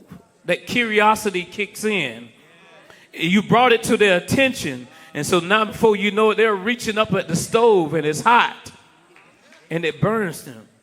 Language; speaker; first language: English; native; English